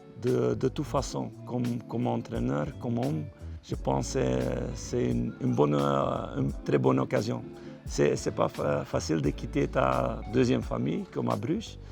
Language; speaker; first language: French; non-native, local second language; Dutch